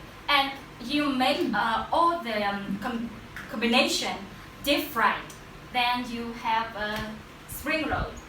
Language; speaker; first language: English; non-native, learner; Vietnamese